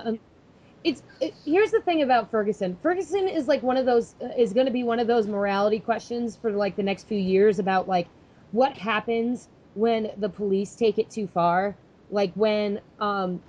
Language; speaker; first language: English; native; English